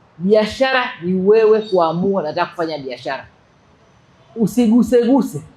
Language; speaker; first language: Swahili; native; Swahili